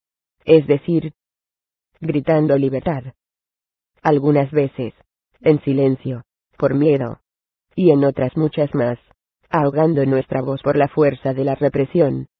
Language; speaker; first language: Spanish; native; Spanish